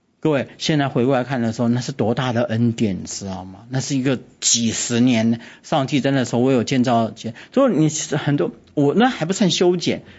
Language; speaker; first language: Chinese; native; Chinese